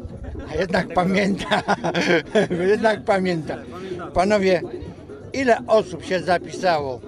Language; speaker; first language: Polish; native; Polish